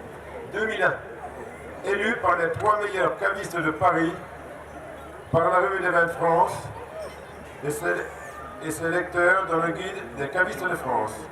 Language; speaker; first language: French; native; French